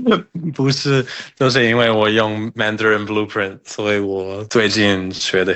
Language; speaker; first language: Chinese; non-native, fluent; English